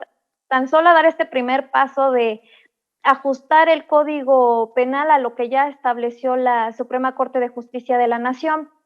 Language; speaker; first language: Spanish; native; Spanish